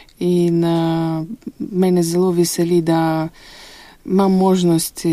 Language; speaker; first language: Slovenian; non-native, fluent; Russian